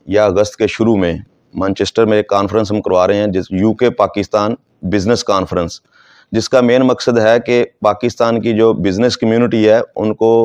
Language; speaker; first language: Urdu; non-native, local second language; Saraiki